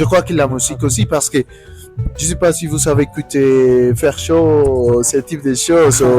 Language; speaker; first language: French; non-native, learner; Spanish